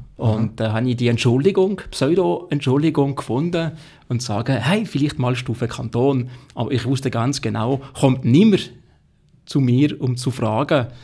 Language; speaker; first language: German; non-native, local second language; French